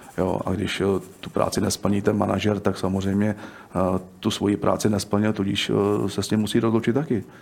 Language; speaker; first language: Czech; native; Czech